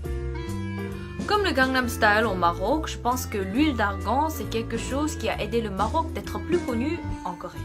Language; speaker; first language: French; non-native, fluent; Korean